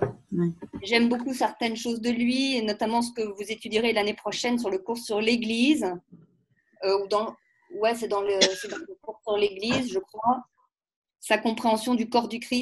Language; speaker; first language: French; native; French